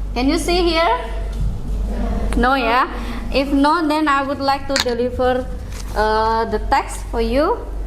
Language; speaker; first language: English; non-native, fluent; Indonesian